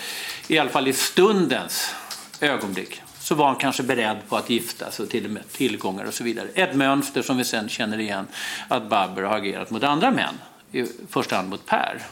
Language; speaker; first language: Swedish; native; Swedish